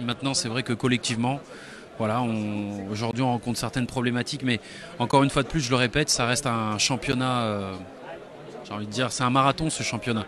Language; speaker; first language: French; native; French